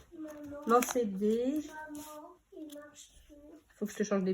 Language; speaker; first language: French; native; French